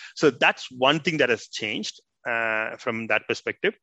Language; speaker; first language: English; non-native, local second language; Tamil